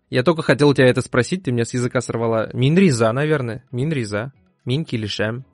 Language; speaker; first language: Russian; native; Russian